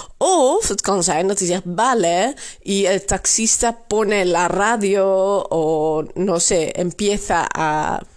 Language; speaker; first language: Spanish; non-native, fluent; Dutch